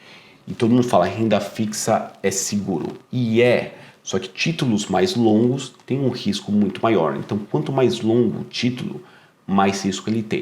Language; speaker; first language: Portuguese; native; Portuguese